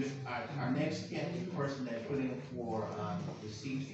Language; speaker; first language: English; native; English